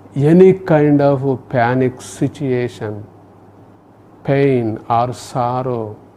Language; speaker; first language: English; non-native, local second language; Kannada